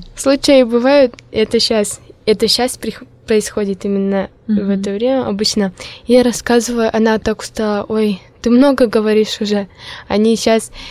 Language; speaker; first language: Russian; non-native, local second language; Udmurt